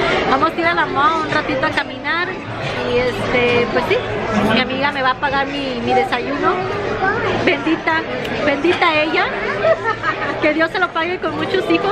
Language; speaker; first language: Spanish; early bilingual, heritage; Spanish